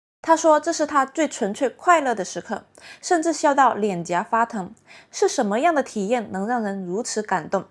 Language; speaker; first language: Chinese; native; Chinese